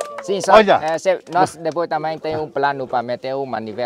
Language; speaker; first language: Portuguese; non-native, learner; Vietnamese